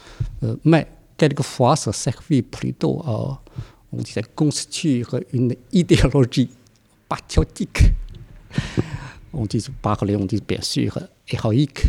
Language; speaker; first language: French; non-native, fluent; Chinese